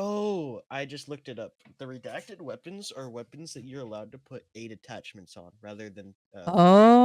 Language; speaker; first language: English; native; English